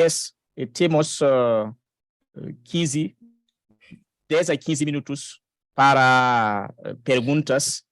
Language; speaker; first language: Portuguese; non-native, fluent; French